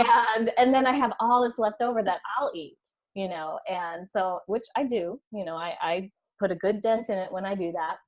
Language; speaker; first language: English; native; English